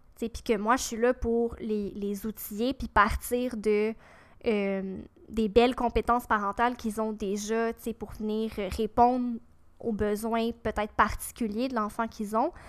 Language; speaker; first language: French; native; French